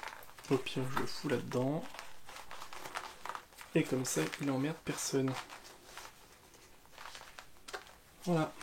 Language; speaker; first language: French; native; French